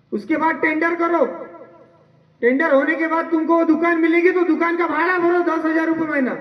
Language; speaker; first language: Hindi; non-native, local second language; Marathi